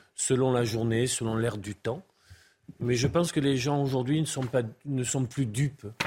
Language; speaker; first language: French; native; French